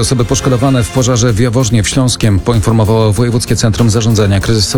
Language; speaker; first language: Polish; native; Polish